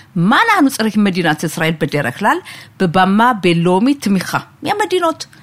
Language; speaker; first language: Hebrew; non-native, fluent; Amharic